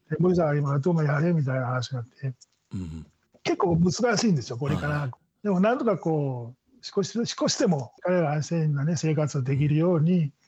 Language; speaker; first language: Japanese; non-native, fluent; Tongan